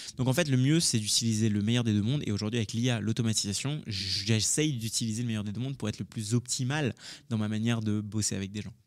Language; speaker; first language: French; early bilingual, other home language; Hindi